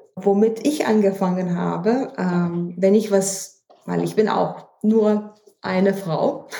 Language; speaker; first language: German; non-native, fluent; Lithuanian